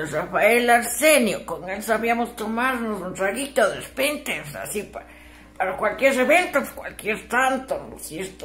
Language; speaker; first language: Spanish; native; Spanish